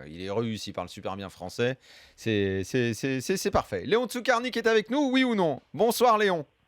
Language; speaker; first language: French; native; French